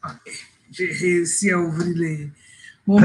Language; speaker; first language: French; non-native, fluent; Portuguese